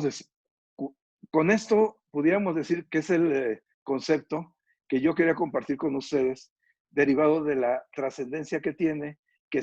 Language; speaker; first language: Spanish; native; Spanish